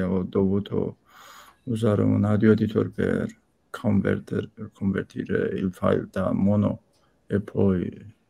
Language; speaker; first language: Italian; non-native, learner; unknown